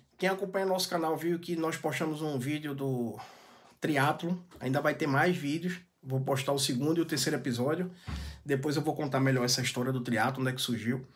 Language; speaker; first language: Portuguese; native; Portuguese